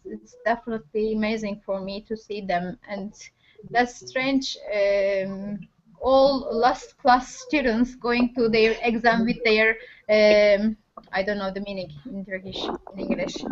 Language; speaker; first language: English; non-native, learner; Turkish